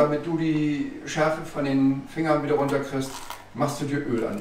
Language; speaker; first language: German; native; German